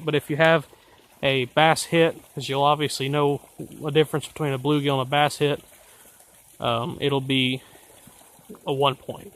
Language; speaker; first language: English; native; English